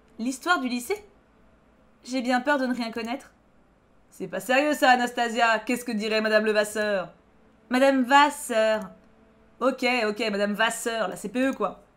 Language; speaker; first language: French; native; French